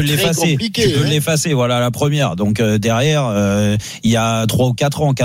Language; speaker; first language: French; native; French